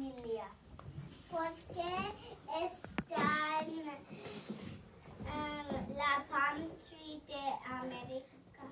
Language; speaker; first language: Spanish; non-native, learner; English